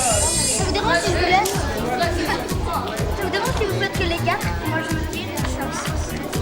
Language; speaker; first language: French; native; French